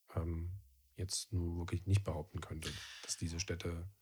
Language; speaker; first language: German; native; German